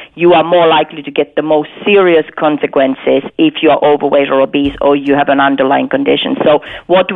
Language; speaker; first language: English; non-native, fluent; Finnish